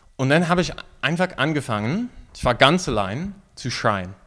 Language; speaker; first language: German; non-native, fluent; English